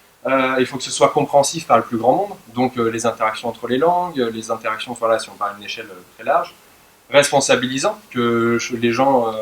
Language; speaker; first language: French; native; French